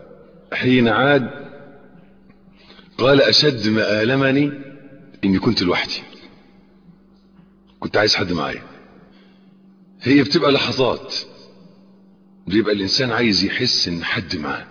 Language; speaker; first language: Arabic; native; Arabic